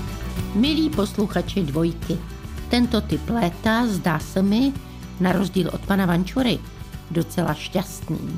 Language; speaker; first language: Czech; native; Czech